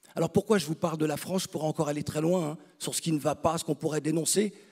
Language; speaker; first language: French; native; French